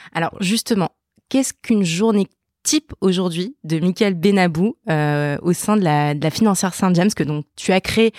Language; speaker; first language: French; native; French